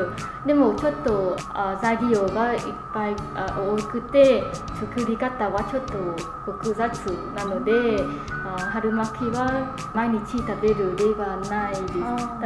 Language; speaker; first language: Japanese; non-native, learner; Vietnamese